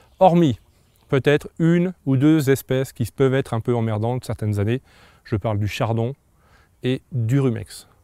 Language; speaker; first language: French; native; French